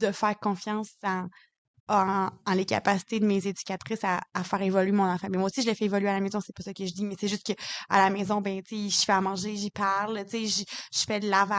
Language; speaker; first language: French; native; French